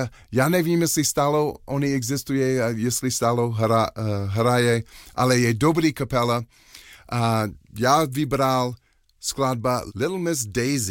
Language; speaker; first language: Czech; non-native, learner; English